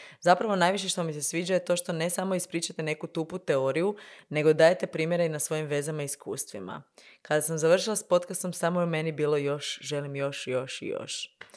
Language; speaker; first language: Croatian; native; Croatian